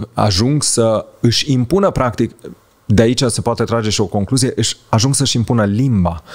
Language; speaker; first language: Romanian; native; Romanian